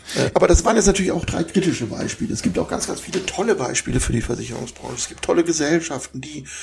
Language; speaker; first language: German; native; German